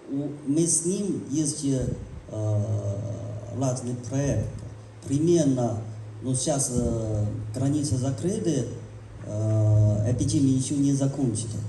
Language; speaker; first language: Russian; non-native, learner; Chinese